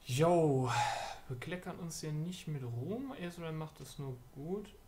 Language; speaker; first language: German; native; German